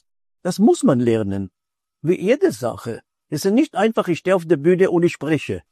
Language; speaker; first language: German; non-native, fluent; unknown